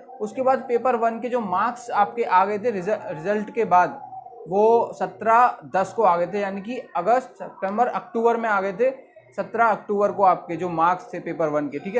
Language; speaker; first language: Hindi; native; Hindi